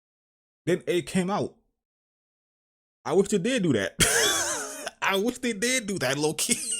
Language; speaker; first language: English; native; English